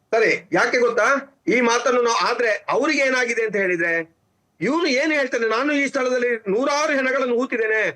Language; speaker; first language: Kannada; native; Kannada